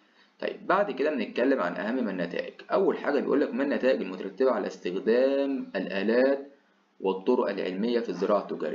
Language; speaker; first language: Arabic; native; Arabic